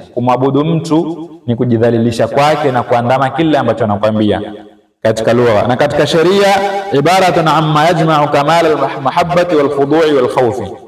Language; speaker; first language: Swahili; native; Swahili